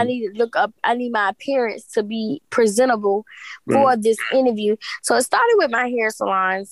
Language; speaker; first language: English; native; English